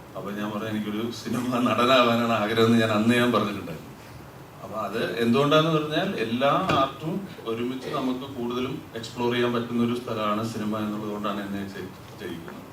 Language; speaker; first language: Malayalam; native; Malayalam